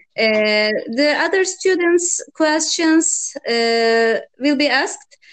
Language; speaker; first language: English; non-native, learner; Turkish